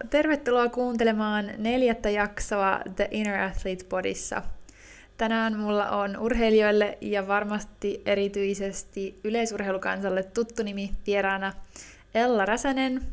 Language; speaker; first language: Finnish; native; Finnish